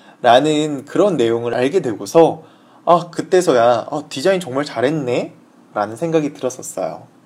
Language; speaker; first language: Korean; native; Korean